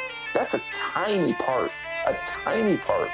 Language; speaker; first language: English; native; English